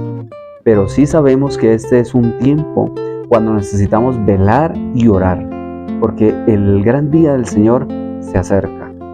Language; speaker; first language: Spanish; native; Spanish